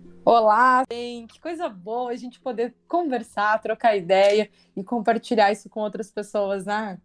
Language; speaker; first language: Portuguese; native; Portuguese